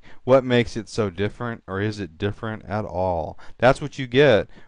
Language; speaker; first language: English; native; English